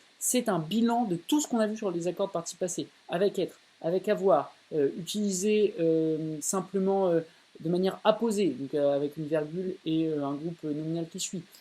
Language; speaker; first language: French; native; French